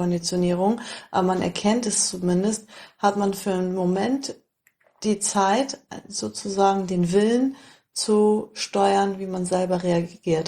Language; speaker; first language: German; native; German